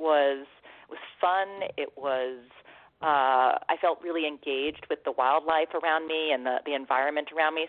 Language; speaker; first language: English; native; English